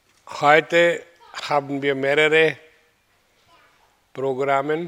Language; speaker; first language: German; non-native, learner; Hindi